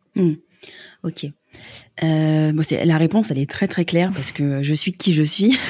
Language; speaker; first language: French; native; French